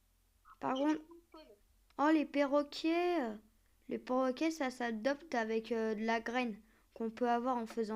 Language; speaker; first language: French; native; French